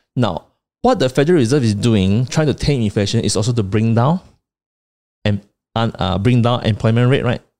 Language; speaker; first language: English; non-native, local second language; Chinese